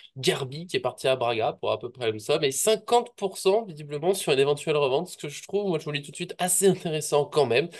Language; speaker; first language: French; native; French